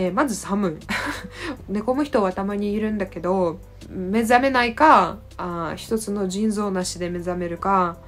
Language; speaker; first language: Japanese; non-native, fluent; Russian